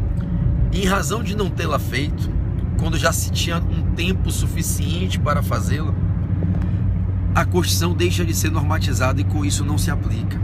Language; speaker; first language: Portuguese; native; Portuguese